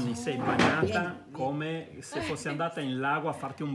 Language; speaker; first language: Italian; native; Italian